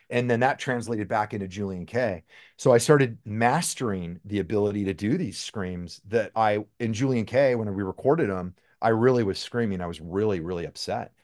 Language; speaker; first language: English; native; English